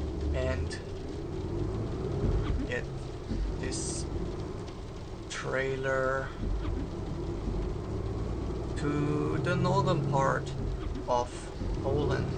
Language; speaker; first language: English; non-native, fluent; German